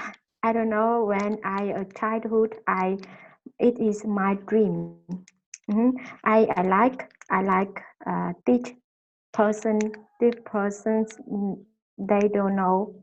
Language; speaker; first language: English; non-native, learner; Vietnamese